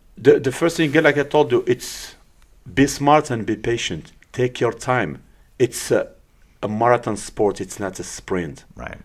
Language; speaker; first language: English; early bilingual, other home language; Arabic